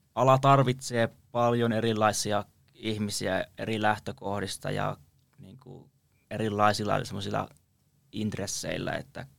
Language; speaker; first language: Finnish; native; Finnish